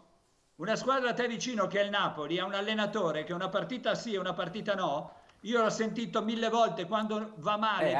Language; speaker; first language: Italian; native; Italian